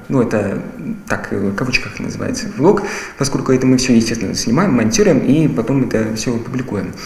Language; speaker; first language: Russian; native; Russian